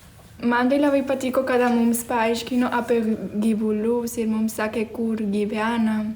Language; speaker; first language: Lithuanian; early bilingual, heritage; Spanish